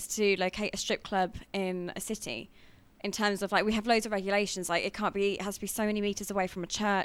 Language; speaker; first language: English; native; English